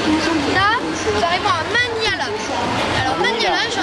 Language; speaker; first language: French; native; French